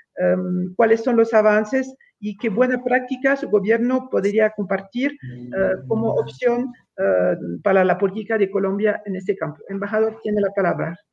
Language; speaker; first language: Spanish; non-native, fluent; French